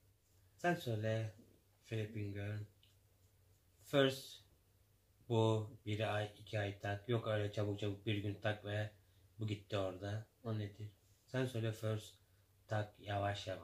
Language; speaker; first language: Turkish; non-native, learner; English